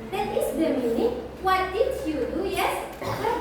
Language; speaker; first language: English; non-native, learner; Indonesian